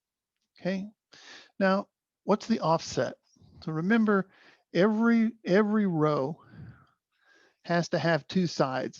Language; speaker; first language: English; native; English